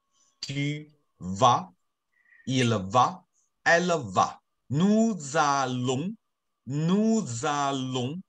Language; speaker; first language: French; non-native, fluent; Chinese